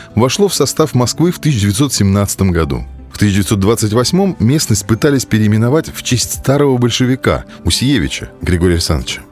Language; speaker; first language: Russian; native; Russian